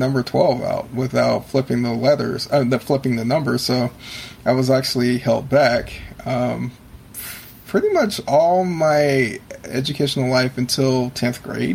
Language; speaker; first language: English; native; English